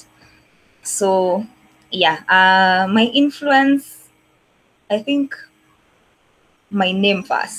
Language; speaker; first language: English; non-native, local second language; Swahili